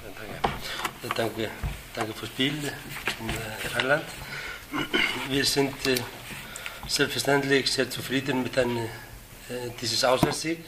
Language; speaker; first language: German; non-native, fluent; Icelandic